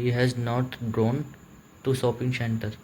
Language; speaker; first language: English; non-native, learner; Hindi